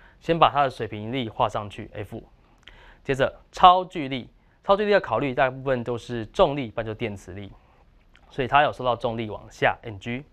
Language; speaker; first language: Chinese; native; Chinese